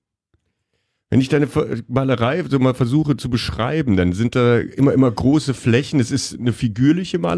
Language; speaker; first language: German; native; German